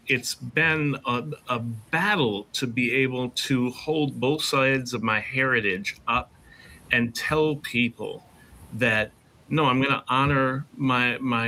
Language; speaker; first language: English; native; English